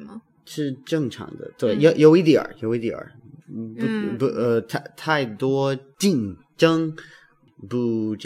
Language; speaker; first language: Chinese; non-native, learner; English